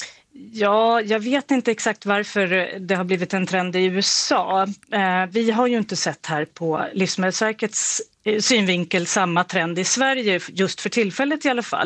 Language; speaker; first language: Swedish; native; Swedish